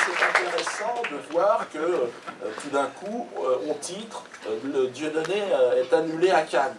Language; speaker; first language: French; native; French